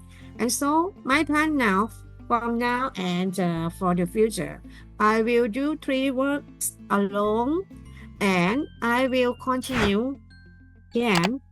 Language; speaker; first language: English; non-native, learner; Thai